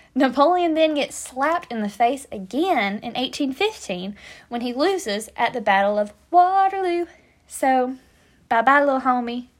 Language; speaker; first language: English; native; English